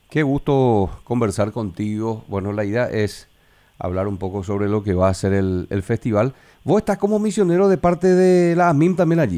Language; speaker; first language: Spanish; native; Spanish